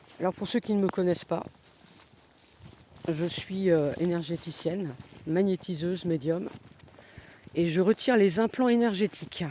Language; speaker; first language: French; native; French